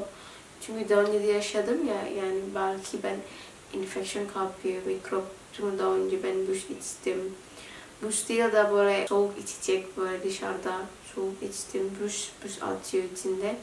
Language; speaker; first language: Turkish; non-native, learner; Indonesian